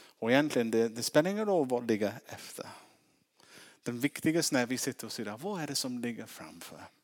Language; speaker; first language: Swedish; non-native, fluent; English